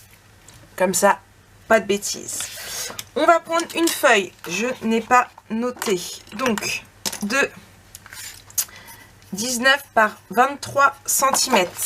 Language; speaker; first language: French; native; French